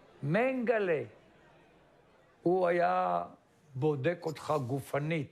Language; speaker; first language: Hebrew; non-native, fluent; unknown